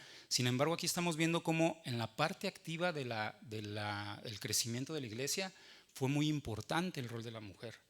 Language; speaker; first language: Spanish; native; Spanish